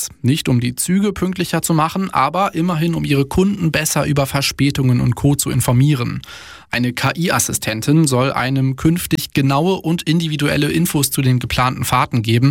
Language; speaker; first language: German; native; German